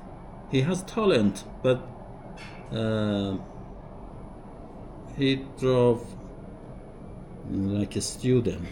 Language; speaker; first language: English; non-native, learner; Persian